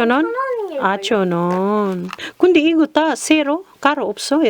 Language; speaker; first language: Korean; non-native, learner; Filipino